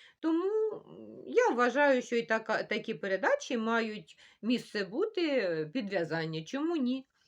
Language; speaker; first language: Ukrainian; non-native, local second language; Russian